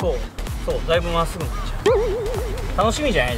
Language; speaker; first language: Japanese; native; Japanese